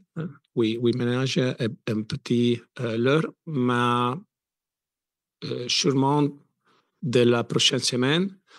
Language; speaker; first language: French; non-native, learner; Italian